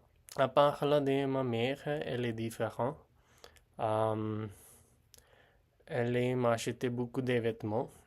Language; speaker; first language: French; non-native, learner; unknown